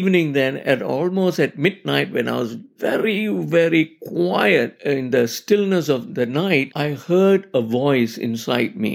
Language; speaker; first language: English; non-native, local second language; Tamil